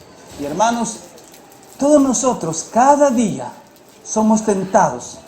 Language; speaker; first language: Spanish; native; Spanish